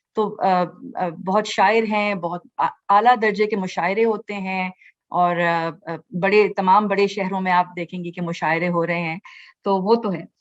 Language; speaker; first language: Urdu; native; Urdu